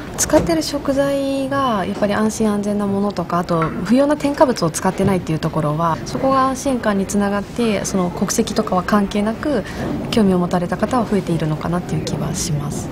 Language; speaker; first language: Japanese; native; Japanese